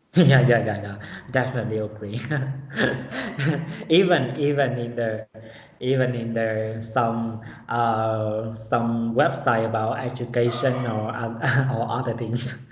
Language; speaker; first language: English; non-native, fluent; Vietnamese